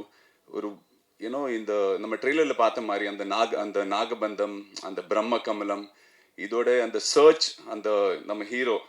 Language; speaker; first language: Tamil; non-native, fluent; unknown